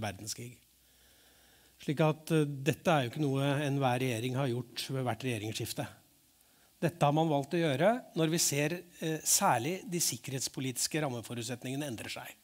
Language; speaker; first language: Norwegian; native; Norwegian